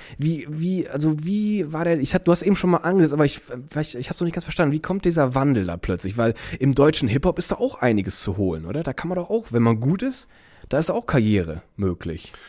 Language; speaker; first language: German; native; German